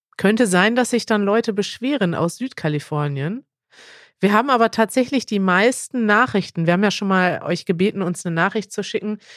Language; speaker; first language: German; native; German